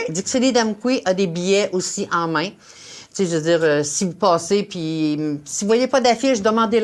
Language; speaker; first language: French; native; French